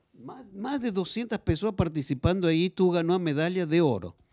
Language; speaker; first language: Spanish; non-native, learner; Portuguese